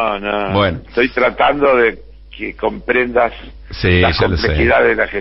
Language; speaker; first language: Spanish; native; Spanish